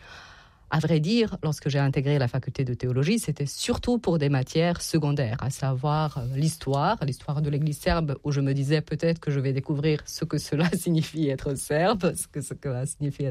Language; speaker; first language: French; non-native, fluent; Serbian